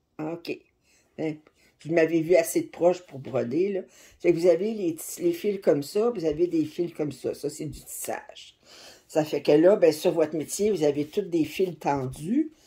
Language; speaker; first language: French; native; French